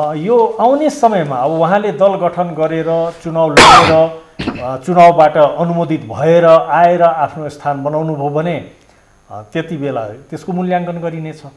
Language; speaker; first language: Nepali; non-native, local second language; Maithili